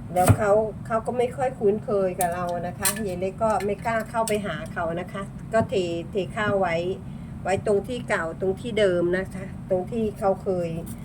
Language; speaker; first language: Thai; non-native, local second language; Northern Khmer